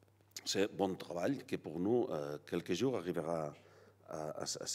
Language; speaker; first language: French; non-native, learner; Catalan